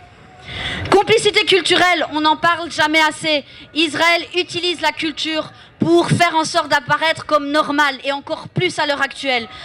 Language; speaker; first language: French; native; French